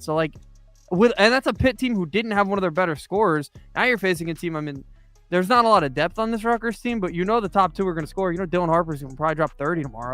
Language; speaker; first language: English; native; English